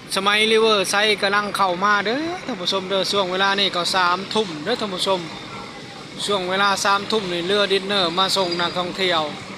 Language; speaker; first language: Thai; native; Thai